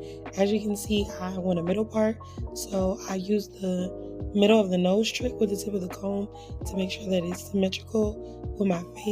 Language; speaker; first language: English; native; English